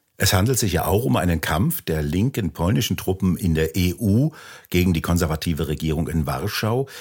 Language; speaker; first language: German; native; German